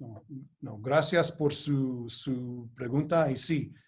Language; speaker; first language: Spanish; early bilingual, heritage; Spanish